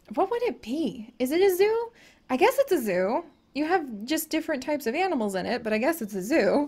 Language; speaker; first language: English; native; English